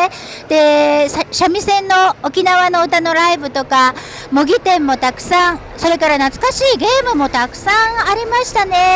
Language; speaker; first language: Japanese; native; Japanese